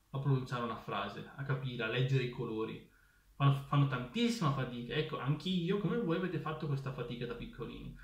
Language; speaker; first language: Italian; native; Italian